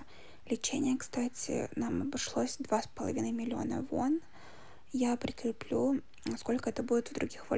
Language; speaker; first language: Russian; native; Russian